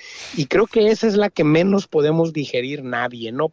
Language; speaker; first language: Spanish; native; Spanish